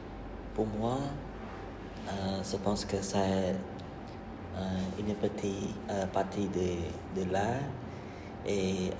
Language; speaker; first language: French; non-native, learner; Khmer